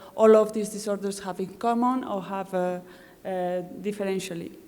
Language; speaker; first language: English; non-native, fluent; Spanish